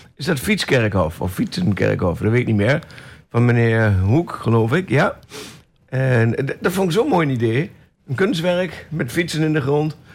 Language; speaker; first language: Dutch; native; Dutch